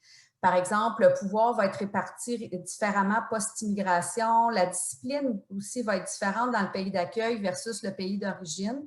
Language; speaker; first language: French; native; French